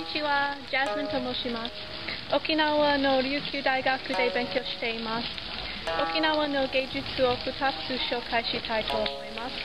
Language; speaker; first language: Japanese; non-native, learner; English